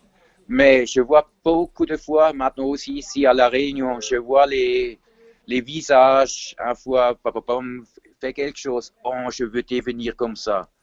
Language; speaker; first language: French; non-native, fluent; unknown